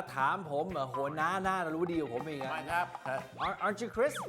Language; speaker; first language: Thai; native; Thai